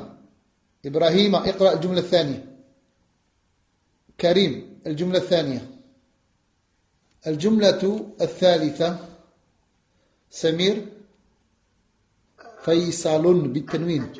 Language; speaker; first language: Arabic; non-native, fluent; French